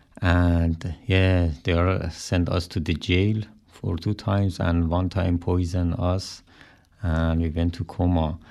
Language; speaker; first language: English; non-native, learner; Persian